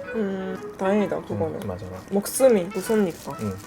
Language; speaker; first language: Korean; non-native, fluent; Japanese